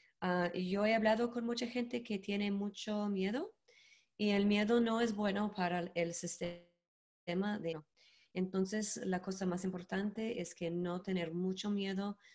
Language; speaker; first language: Spanish; non-native, learner; English